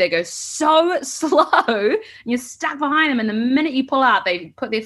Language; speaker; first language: English; native; English